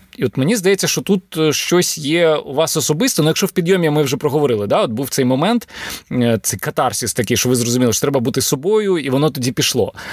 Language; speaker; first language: Ukrainian; native; Ukrainian